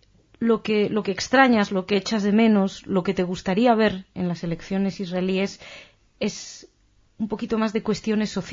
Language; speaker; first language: Spanish; native; Spanish